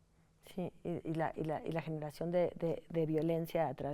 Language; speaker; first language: Spanish; native; Spanish